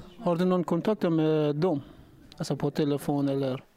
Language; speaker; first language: Swedish; non-native, learner; Persian